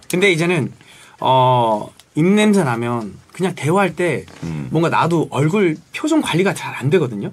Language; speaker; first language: Korean; early bilingual, heritage; Korean